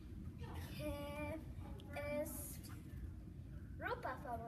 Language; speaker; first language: Spanish; non-native, learner; English